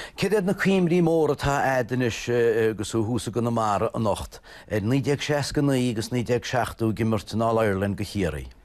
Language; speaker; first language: Irish; native; Irish